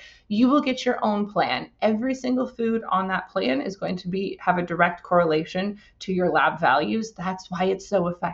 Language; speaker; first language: English; native; English